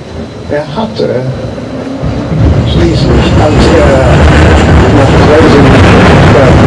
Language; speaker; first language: German; early bilingual, heritage; German